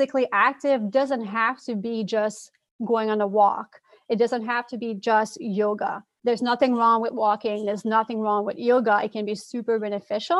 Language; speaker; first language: English; non-native, fluent; French